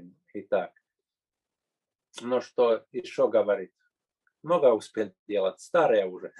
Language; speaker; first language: Russian; non-native, fluent; Finnish